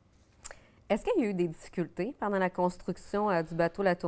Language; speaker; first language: French; native; French